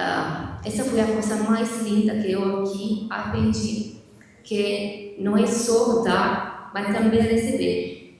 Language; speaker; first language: Portuguese; non-native, fluent; Italian